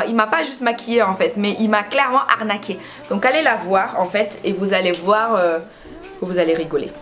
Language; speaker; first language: French; early bilingual, other home language; Wolof